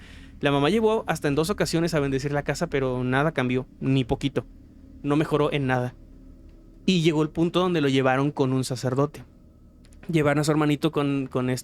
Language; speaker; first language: Spanish; native; Spanish